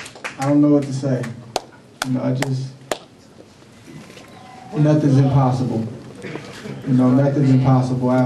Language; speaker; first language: English; native; English